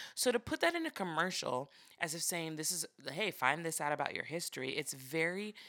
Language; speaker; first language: English; early bilingual, other home language; Yoruba